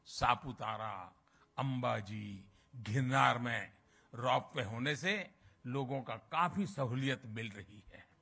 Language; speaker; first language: Hindi; native; Hindi